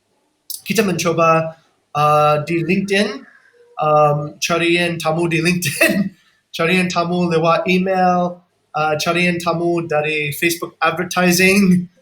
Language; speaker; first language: Indonesian; non-native, fluent; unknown